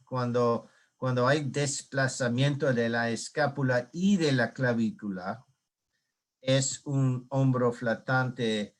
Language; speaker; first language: Spanish; non-native, learner; English